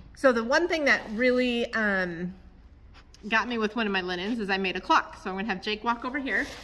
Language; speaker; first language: English; native; English